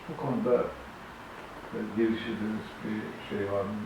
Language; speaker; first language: Turkish; native; Turkish